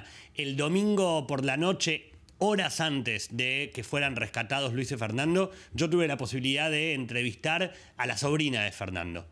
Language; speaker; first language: Spanish; native; Spanish